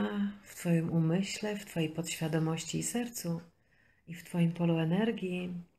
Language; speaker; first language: Polish; native; Polish